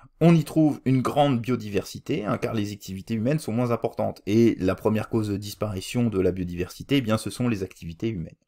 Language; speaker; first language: French; native; French